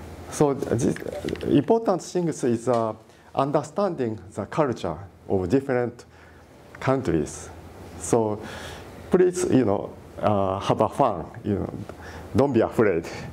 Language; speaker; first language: English; non-native, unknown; Japanese